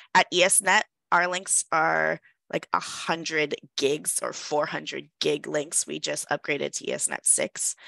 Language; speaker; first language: English; native; English